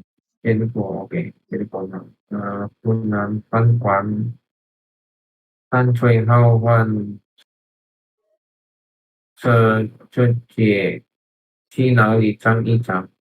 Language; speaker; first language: Chinese; non-native, learner; Indonesian